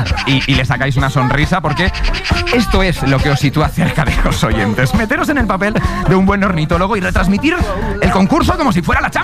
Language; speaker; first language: Spanish; native; Spanish